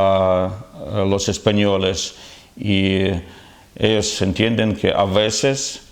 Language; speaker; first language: Spanish; non-native, fluent; Ukrainian